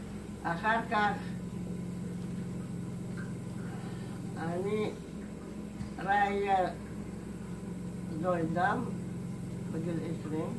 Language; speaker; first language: Hebrew; non-native, learner; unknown